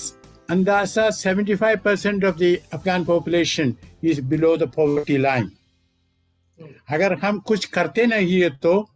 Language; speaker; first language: Hindi; non-native, local second language; Malayalam